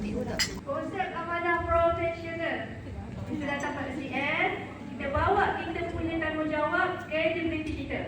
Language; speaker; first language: Malay; native; Malay